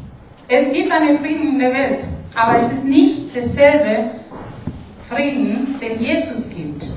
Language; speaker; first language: German; non-native, fluent; Spanish